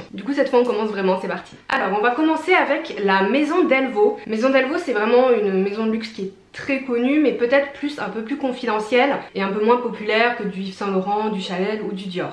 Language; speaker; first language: French; native; French